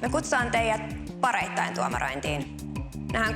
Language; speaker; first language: Finnish; native; Finnish